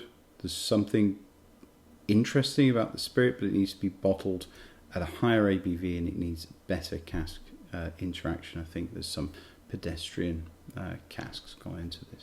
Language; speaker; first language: English; native; English